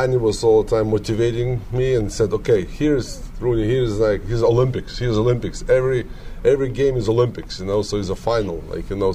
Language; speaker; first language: English; non-native, learner; Lithuanian